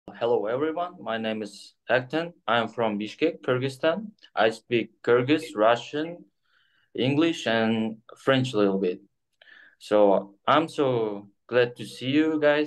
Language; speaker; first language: English; non-native, fluent; Kyrgyz